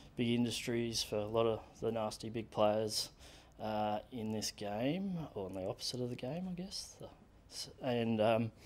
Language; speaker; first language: English; native; English